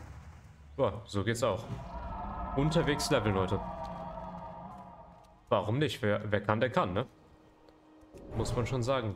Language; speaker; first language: German; native; German